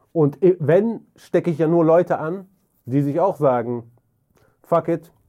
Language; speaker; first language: German; early bilingual, other home language; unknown